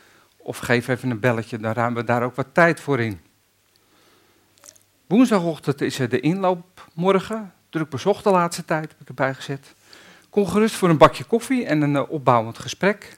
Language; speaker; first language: Dutch; native; Dutch